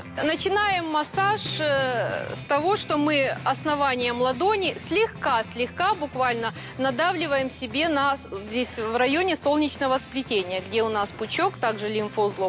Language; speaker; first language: Russian; native; Russian